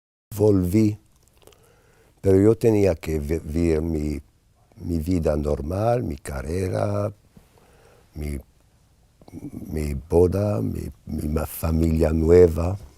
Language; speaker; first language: Spanish; non-native, fluent; English